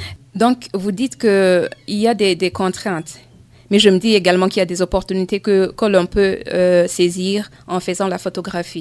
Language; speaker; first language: French; non-native, local second language; Rundi